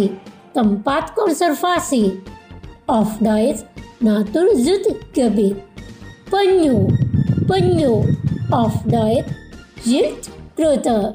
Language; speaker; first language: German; non-native, fluent; Indonesian